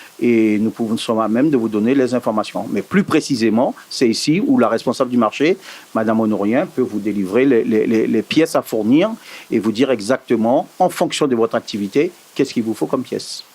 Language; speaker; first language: French; native; French